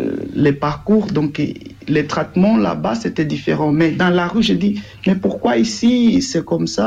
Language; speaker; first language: French; non-native, learner; Portuguese